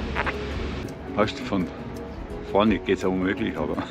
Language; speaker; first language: German; native; German